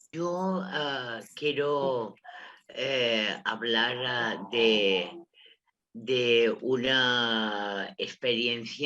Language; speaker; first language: Spanish; non-native, local second language; Catalan